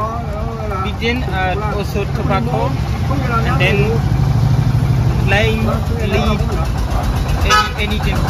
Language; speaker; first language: English; non-native, learner; Burmese